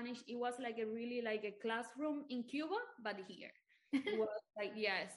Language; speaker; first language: English; non-native, fluent; Spanish